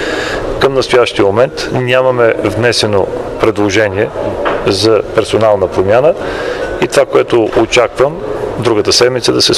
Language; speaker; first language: Bulgarian; native; Bulgarian